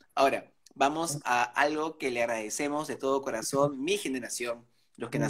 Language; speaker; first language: Spanish; native; Spanish